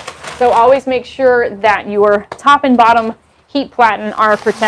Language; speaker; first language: English; native; English